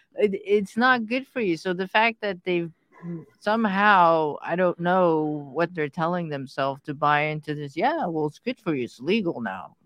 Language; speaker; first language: English; early bilingual, other home language; Persian